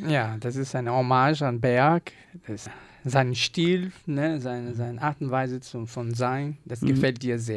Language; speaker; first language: German; non-native, fluent; Portuguese